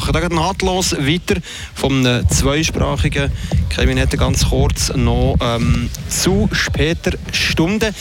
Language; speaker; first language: German; native; German